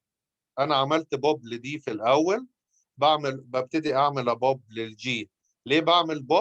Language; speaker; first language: Arabic; native; Arabic